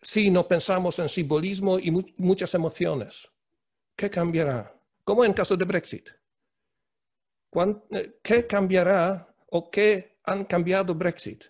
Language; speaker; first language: Spanish; non-native, fluent; Polish